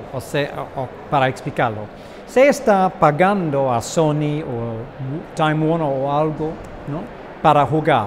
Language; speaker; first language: Spanish; non-native, fluent; English